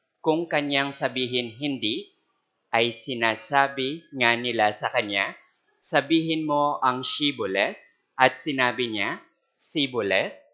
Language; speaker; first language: Filipino; non-native, local second language; Pampanga